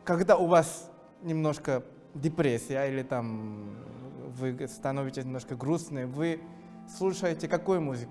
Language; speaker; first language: Russian; non-native, fluent; Korean